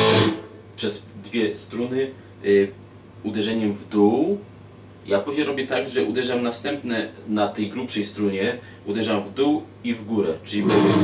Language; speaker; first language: Polish; native; Polish